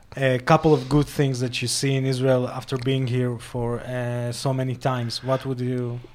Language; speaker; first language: English; non-native, fluent; Hebrew